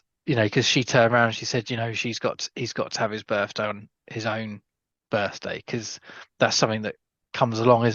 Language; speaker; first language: English; native; English